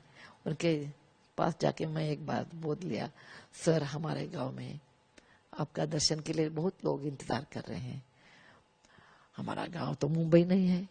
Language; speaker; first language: Hindi; non-native, local second language; Kannada